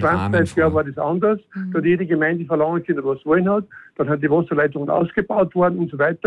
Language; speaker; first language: German; native; German